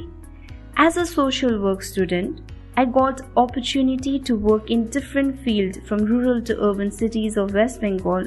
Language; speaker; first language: English; non-native, local second language; Nepali